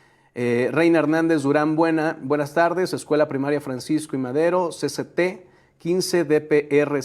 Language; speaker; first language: Spanish; native; Spanish